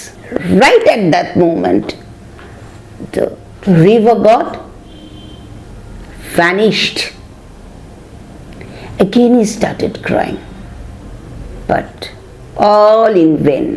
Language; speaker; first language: English; non-native, local second language; Bangla